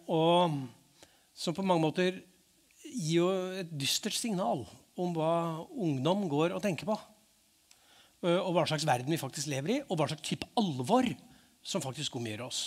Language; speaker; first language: Norwegian; native; Norwegian